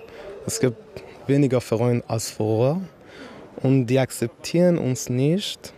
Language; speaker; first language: German; non-native, learner; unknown